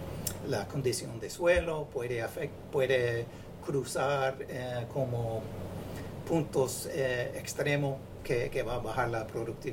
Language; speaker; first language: Spanish; non-native, fluent; English